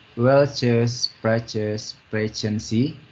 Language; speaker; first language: German; non-native, learner; Indonesian